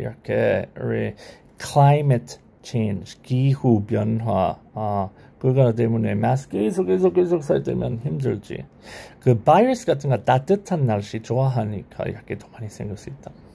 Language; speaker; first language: Korean; non-native, learner; English